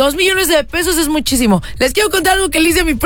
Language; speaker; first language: Spanish; native; Spanish